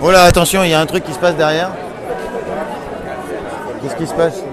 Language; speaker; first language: French; native; French